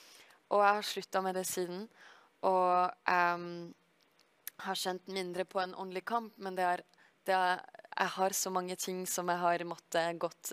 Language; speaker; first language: Norwegian; early bilingual, heritage; French